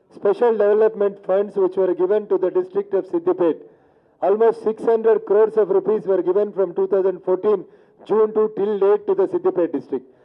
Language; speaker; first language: English; non-native, local second language; Telugu